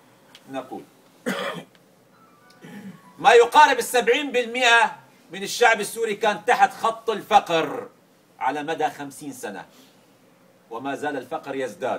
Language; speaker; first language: Arabic; native; Arabic